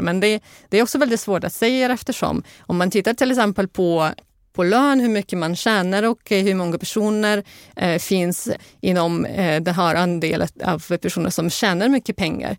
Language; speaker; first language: Swedish; non-native, fluent; Russian